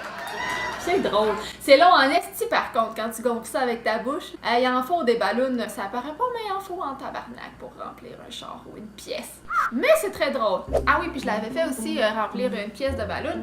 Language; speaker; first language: French; native; French